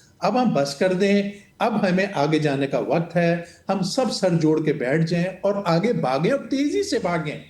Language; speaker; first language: Urdu; non-native, local second language; Punjabi